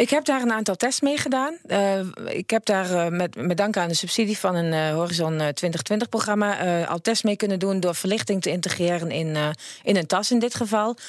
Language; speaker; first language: Dutch; native; Dutch